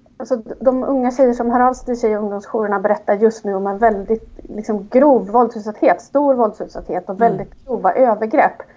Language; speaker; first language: Swedish; native; Swedish